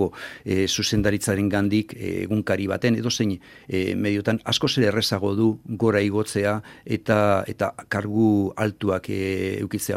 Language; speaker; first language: Basque; native; Basque